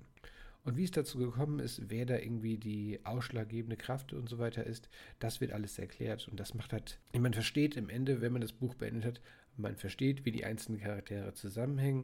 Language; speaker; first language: German; native; German